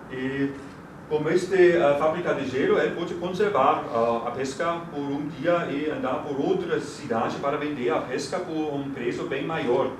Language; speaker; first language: Portuguese; non-native, fluent; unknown